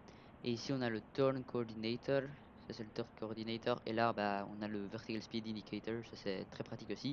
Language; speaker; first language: French; native; French